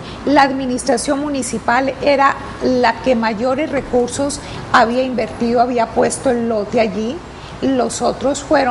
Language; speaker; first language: Spanish; native; Spanish